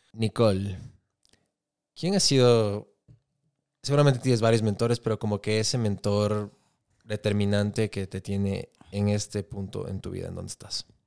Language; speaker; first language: Spanish; native; Spanish